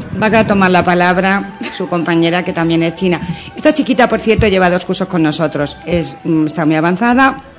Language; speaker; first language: Spanish; native; Spanish